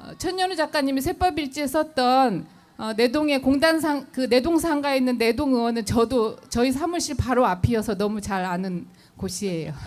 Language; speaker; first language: Korean; native; Korean